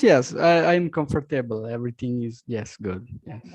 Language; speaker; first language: English; non-native, local second language; Urdu